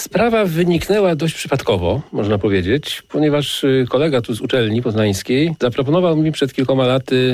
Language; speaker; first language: Polish; native; Polish